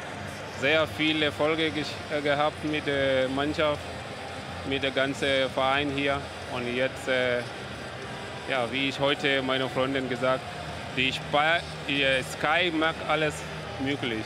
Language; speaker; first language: German; non-native, learner; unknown